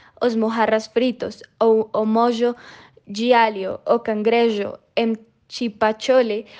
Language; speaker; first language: Portuguese; non-native, learner; Spanish